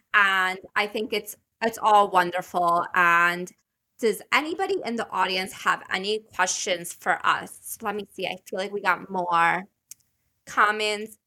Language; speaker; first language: English; early bilingual, other home language; Italian